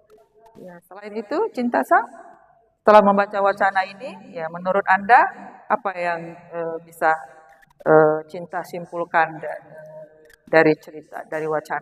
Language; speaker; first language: Indonesian; native; Indonesian